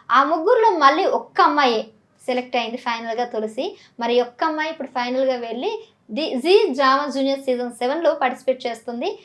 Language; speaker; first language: Telugu; native; Telugu